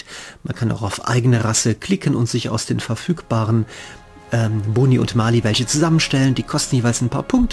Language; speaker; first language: German; native; German